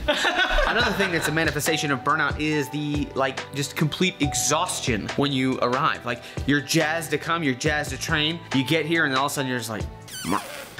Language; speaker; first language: English; native; English